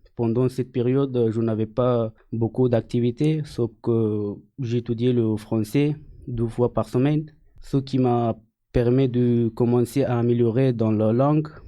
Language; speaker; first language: French; non-native, learner; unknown